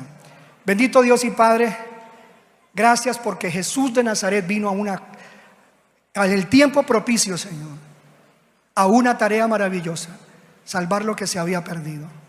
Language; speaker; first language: Spanish; native; Spanish